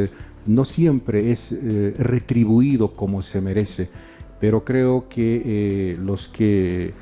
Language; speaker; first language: Spanish; native; Spanish